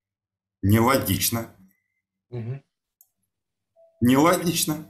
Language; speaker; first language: Russian; native; Russian